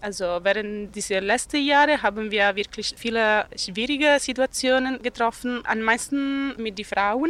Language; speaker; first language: German; non-native, learner; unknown